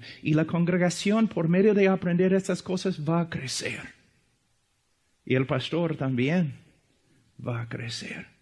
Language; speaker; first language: Spanish; non-native, fluent; English